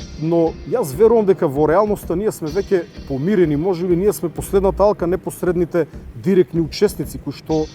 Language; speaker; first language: Macedonian; native; Macedonian